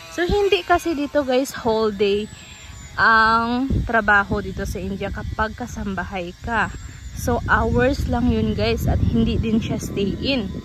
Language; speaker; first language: Filipino; native; Filipino